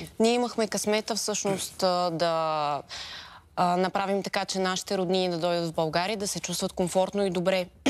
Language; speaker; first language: Bulgarian; early bilingual, other home language; Ukrainian